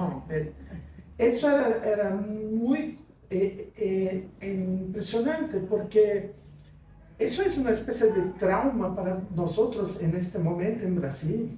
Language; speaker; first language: Spanish; non-native, fluent; Portuguese